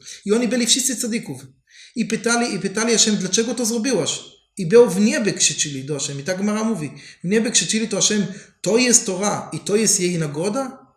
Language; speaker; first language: Polish; non-native, learner; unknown